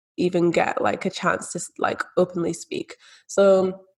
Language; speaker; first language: English; native; English